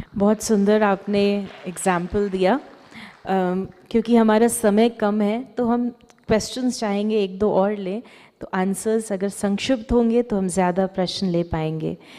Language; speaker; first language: Hindi; native; Hindi